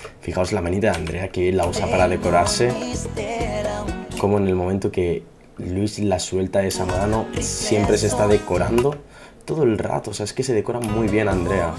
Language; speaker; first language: Spanish; native; Spanish